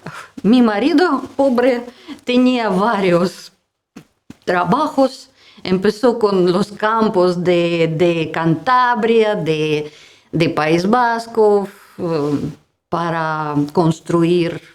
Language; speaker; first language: Spanish; non-native, learner; Russian